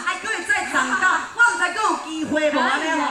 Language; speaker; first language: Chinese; native; Chinese